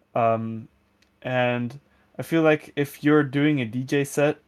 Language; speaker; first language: English; non-native, fluent; Dutch